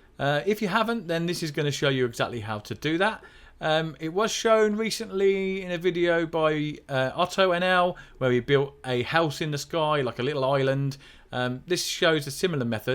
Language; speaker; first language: English; native; English